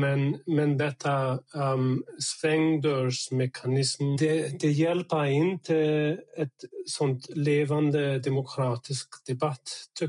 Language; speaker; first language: Swedish; non-native, fluent; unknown